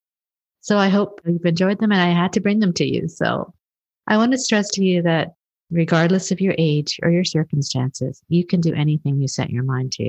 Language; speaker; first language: English; native; English